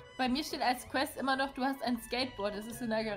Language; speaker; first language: German; native; German